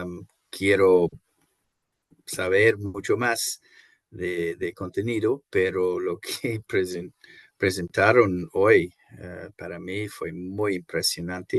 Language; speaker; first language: Spanish; non-native, fluent; Portuguese